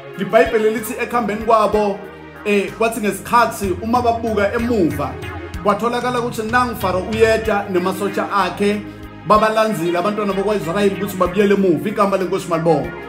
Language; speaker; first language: Zulu; non-native, local second language; Swati